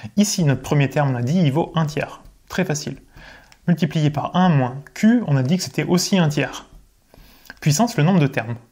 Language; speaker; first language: French; native; French